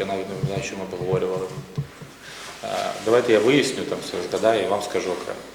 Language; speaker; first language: Ukrainian; native; Ukrainian